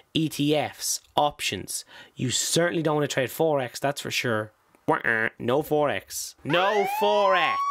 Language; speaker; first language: English; native; English